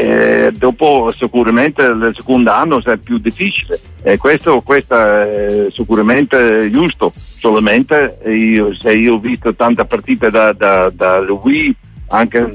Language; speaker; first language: Italian; non-native, learner; Dutch